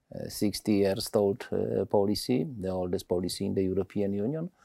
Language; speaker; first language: English; non-native, learner; Polish